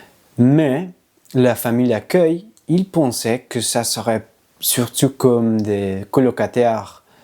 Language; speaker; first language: French; non-native, learner; English